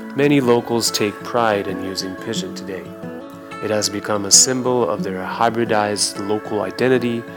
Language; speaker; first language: English; non-native, fluent; Japanese